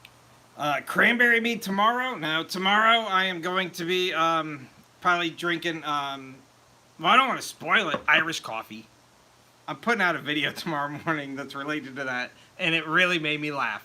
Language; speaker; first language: English; native; English